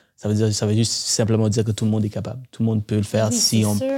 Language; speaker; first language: French; early bilingual, other home language; Tamil